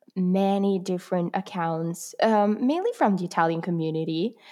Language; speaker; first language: English; non-native, fluent; Italian